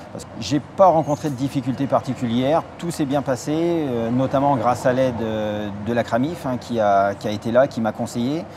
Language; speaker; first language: French; native; French